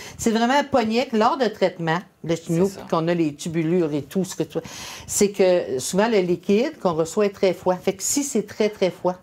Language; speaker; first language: French; native; French